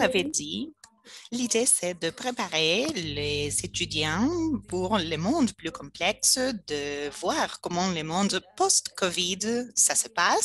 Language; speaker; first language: French; non-native, fluent; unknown